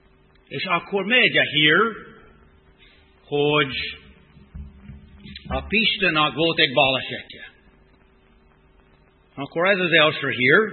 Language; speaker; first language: Hungarian; non-native, fluent; English